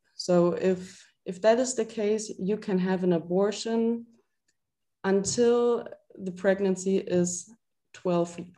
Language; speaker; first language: English; non-native, fluent; German